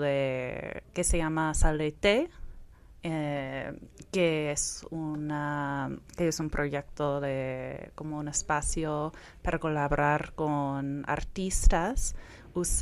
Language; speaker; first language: Spanish; non-native, fluent; English